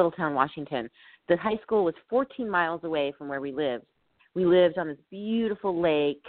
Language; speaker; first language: English; native; English